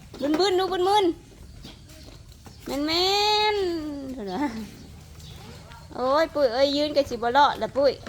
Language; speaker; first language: Thai; non-native, local second language; Northeastern Thai